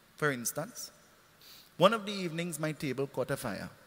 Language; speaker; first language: English; native; English